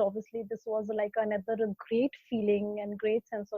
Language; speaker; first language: English; non-native, local second language; Hindi